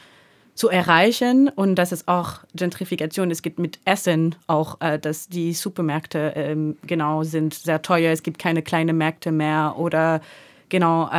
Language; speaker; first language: German; native; German